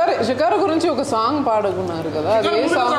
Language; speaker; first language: Telugu; non-native, learner; Tamil